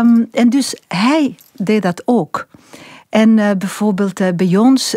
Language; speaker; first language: Dutch; non-native, local second language; French